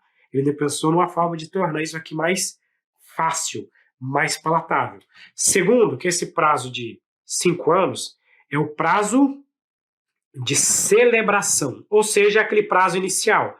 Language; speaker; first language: Portuguese; native; Portuguese